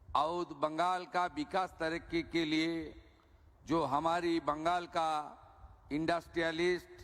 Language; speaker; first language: Hindi; non-native, local second language; Bangla